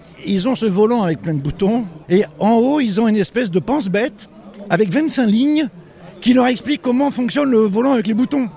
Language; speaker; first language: French; native; French